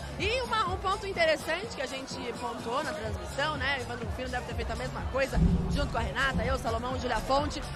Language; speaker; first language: Portuguese; native; Portuguese